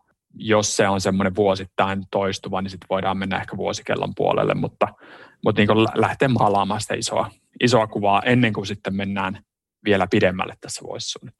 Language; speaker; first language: Finnish; native; Finnish